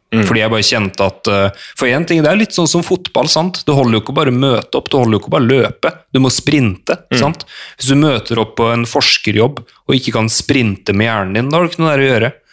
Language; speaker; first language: Norwegian; native; Norwegian